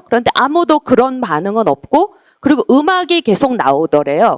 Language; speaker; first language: Korean; native; Korean